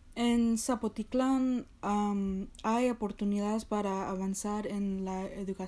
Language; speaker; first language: Spanish; early bilingual, heritage; Spanish